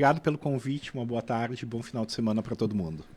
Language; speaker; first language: Portuguese; native; Portuguese